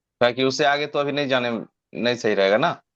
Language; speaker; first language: Hindi; native; Hindi